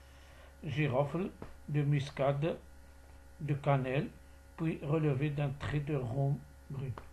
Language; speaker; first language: French; non-native, local second language; Arabic